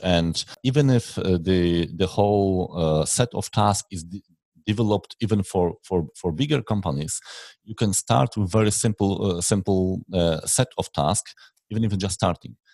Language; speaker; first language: English; non-native, fluent; Polish